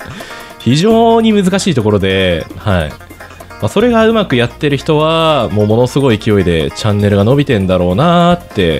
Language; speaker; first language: Japanese; native; Japanese